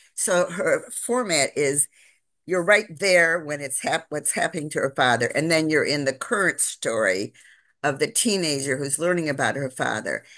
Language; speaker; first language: English; native; English